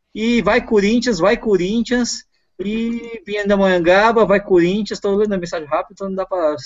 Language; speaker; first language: Portuguese; native; Portuguese